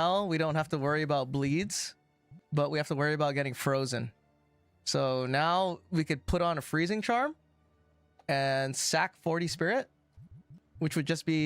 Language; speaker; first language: English; native; English